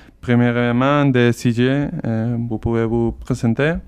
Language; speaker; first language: French; non-native, fluent; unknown